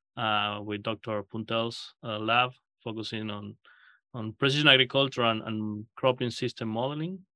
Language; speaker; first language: English; non-native, fluent; Spanish